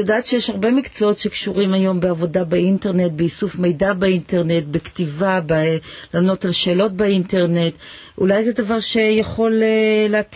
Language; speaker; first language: Hebrew; native; Hebrew